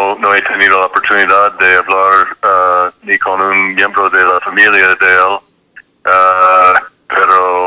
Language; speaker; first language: Spanish; non-native, fluent; English